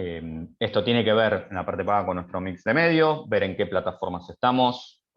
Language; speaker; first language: Spanish; native; Spanish